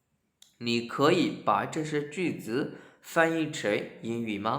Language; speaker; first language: Chinese; non-native, fluent; Burmese